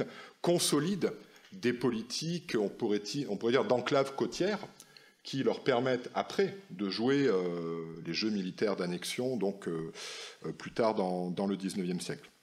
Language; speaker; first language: French; native; French